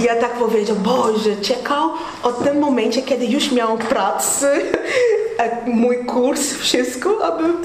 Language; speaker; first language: Polish; non-native, learner; Portuguese